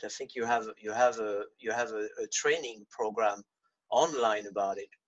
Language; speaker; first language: English; non-native, fluent; French